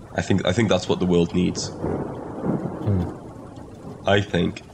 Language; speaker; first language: English; non-native, local second language; Welsh